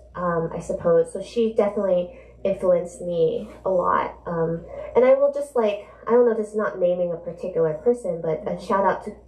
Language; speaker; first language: English; native; English